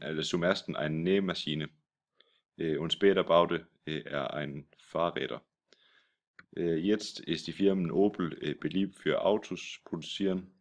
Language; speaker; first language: German; non-native, learner; Danish